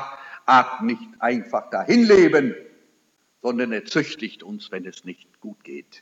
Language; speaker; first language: German; early bilingual, heritage; German